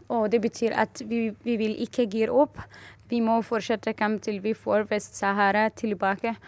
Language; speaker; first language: Norwegian; non-native, fluent; Arabic